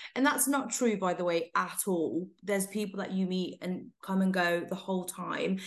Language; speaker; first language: English; native; English